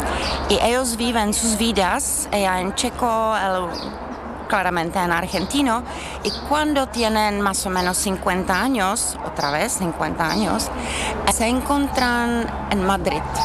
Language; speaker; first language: Spanish; non-native, learner; Czech